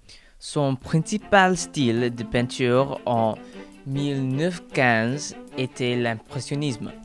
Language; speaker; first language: French; non-native, learner; English